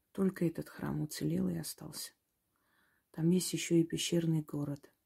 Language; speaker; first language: Russian; non-native, local second language; Armenian